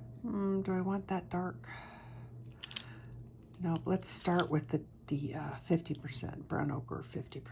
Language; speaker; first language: English; native; English